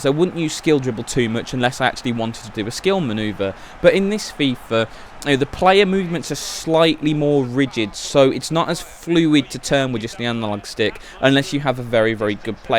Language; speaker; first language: English; native; English